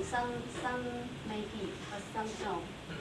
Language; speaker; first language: English; non-native, learner; Chinese